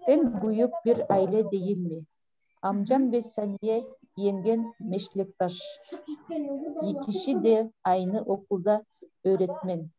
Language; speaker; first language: Turkish; non-native, learner; Kyrgyz